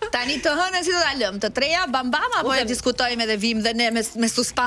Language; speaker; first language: Albanian; native; Albanian